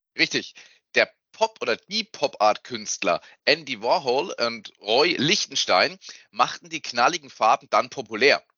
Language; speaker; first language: German; native; German